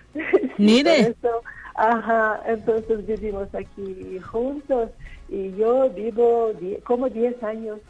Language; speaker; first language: Spanish; non-native, fluent; Russian